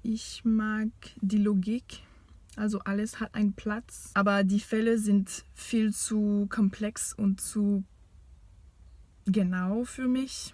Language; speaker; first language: German; non-native, fluent; French